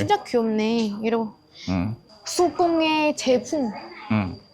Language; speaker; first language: Korean; non-native, learner; Vietnamese